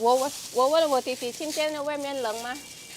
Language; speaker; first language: Chinese; non-native, fluent; Indonesian